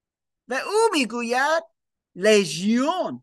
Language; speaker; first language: Persian; non-native, learner; English